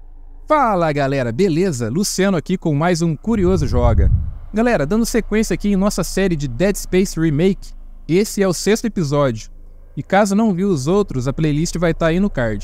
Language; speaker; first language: Portuguese; native; Portuguese